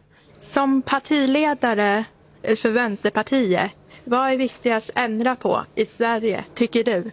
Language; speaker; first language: Swedish; native; Swedish